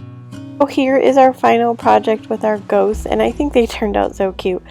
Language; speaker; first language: English; native; English